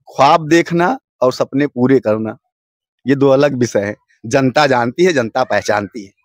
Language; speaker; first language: Hindi; native; Hindi